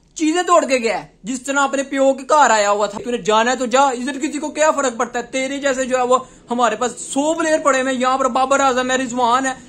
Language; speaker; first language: Urdu; non-native, local second language; Punjabi